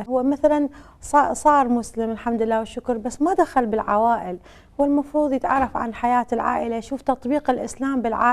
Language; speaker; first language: Arabic; native; Arabic